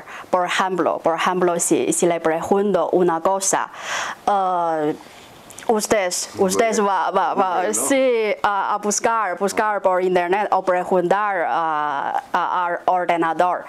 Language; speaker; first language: Spanish; non-native, fluent; Chinese